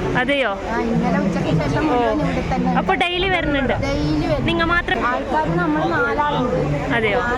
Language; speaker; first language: Malayalam; non-native, local second language; Kannada